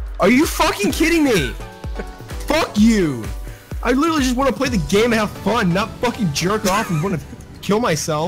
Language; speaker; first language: English; native; English